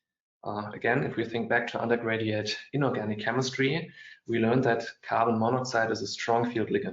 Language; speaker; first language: English; non-native, fluent; German